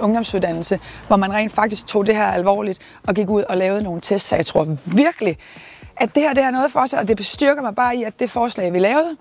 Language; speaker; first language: Danish; native; Danish